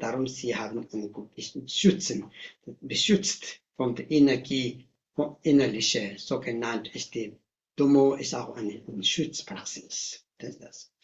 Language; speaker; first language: German; non-native, learner; Tibetan